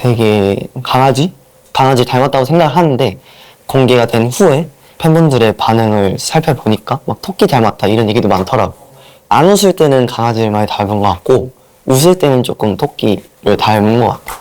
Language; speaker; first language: Korean; non-native, fluent; Japanese